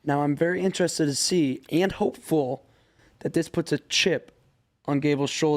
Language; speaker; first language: English; native; English